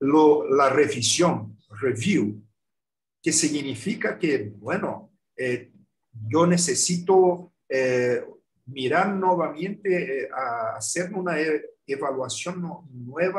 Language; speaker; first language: Spanish; non-native, learner; Portuguese